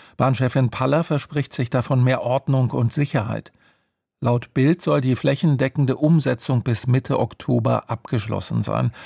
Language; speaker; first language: German; native; German